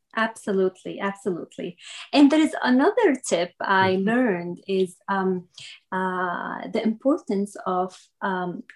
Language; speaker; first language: English; non-native, fluent; Arabic